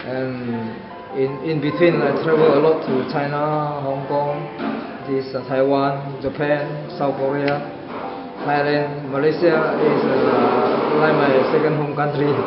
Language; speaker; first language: English; non-native, fluent; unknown